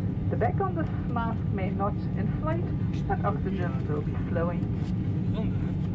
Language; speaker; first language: English; non-native, fluent; German